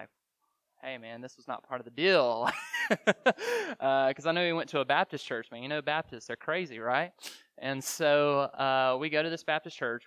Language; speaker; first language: English; native; English